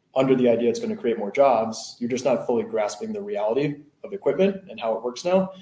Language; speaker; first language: English; native; English